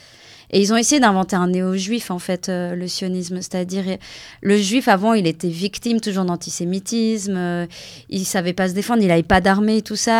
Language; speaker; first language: French; native; French